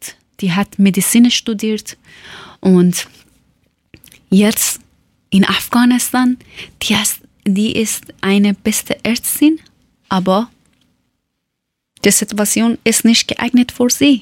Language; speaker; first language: German; non-native, learner; Persian